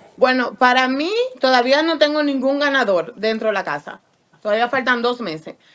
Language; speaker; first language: Spanish; native; Spanish